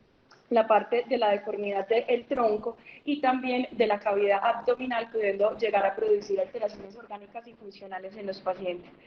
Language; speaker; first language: Spanish; native; Spanish